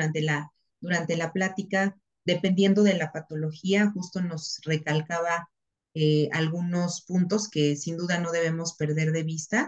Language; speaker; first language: Spanish; native; Spanish